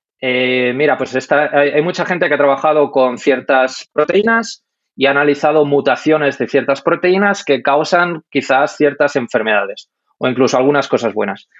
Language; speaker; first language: Spanish; native; Spanish